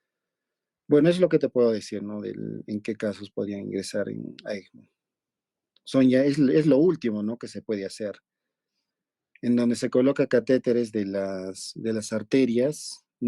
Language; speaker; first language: Spanish; native; Spanish